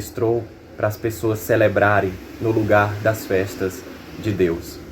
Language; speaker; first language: Portuguese; native; Portuguese